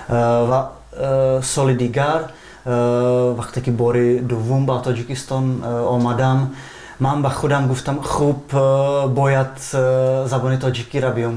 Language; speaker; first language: Persian; non-native, fluent; Czech